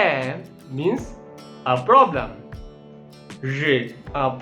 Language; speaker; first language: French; non-native, fluent; Hindi